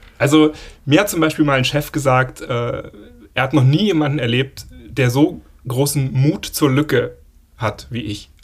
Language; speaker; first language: German; native; German